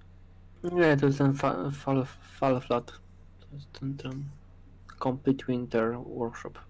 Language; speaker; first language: Polish; native; Polish